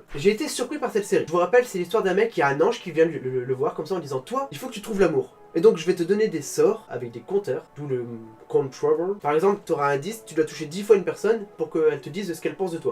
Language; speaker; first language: French; native; French